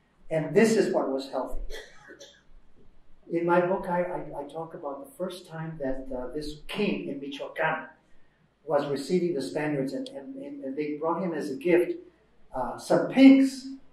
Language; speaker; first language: English; native; English